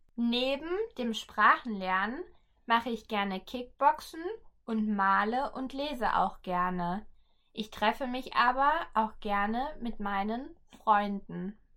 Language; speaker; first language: German; native; German